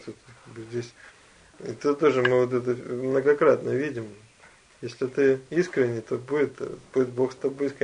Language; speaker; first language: Russian; native; Russian